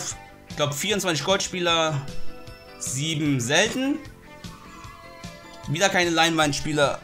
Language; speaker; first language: German; native; German